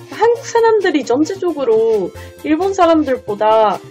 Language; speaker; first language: Korean; non-native, fluent; Japanese